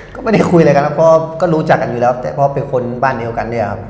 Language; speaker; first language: Thai; native; Thai